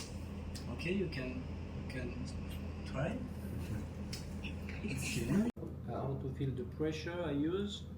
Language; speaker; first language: English; non-native, learner; French